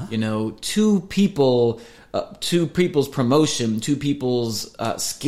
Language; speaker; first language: English; native; English